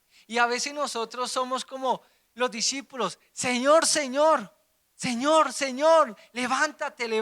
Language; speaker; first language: Spanish; native; Spanish